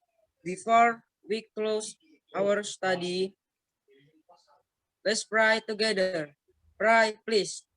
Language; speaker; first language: English; non-native, learner; Indonesian